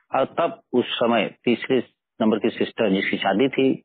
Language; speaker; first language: Hindi; non-native, local second language; Marathi